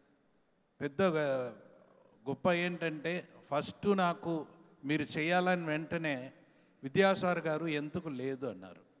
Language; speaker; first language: Telugu; non-native, learner; Tamil